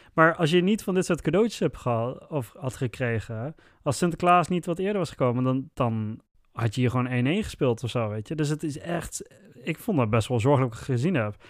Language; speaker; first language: Dutch; native; Dutch